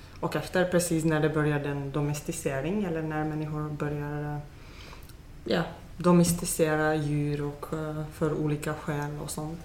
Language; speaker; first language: Swedish; non-native, fluent; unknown